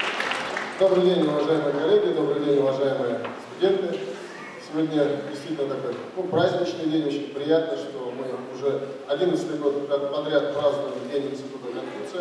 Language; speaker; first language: Russian; native; Russian